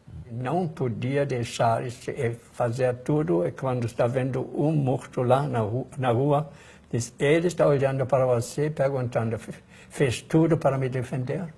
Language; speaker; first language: Portuguese; non-native, fluent; German